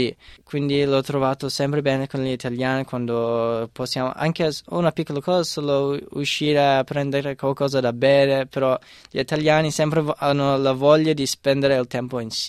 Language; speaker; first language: Italian; non-native, fluent; English